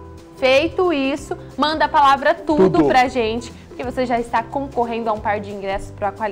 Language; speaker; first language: Portuguese; native; Portuguese